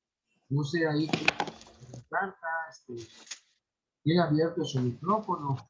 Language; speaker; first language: Spanish; native; Spanish